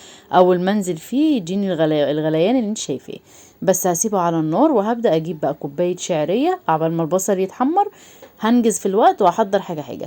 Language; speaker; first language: Arabic; native; Arabic